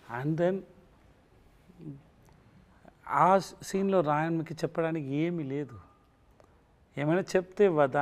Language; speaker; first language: Telugu; non-native, learner; Tamil